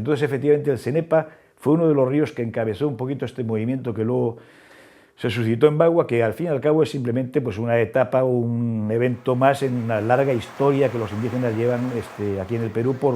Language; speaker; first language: Spanish; native; Spanish